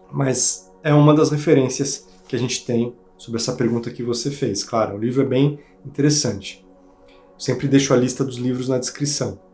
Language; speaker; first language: Portuguese; native; Portuguese